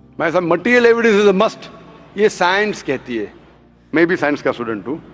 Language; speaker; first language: Hindi; non-native, local second language; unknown